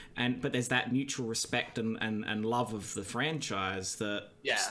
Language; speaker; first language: English; native; English